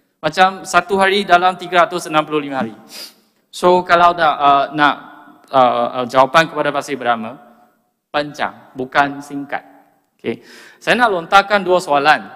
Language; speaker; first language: Malay; non-native, local second language; Chinese